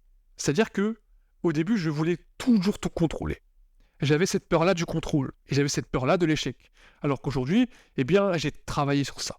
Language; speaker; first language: French; native; French